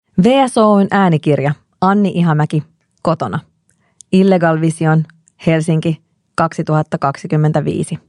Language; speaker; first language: Finnish; native; Finnish